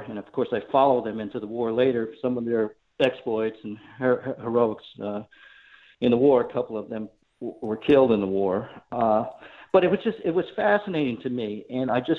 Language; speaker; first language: English; native; English